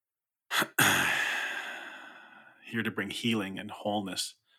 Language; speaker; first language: English; native; English